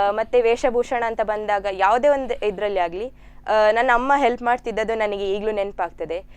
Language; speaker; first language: Kannada; non-native, local second language; Tulu